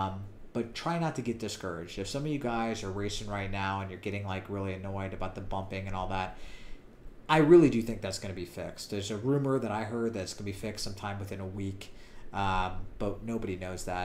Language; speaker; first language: English; native; English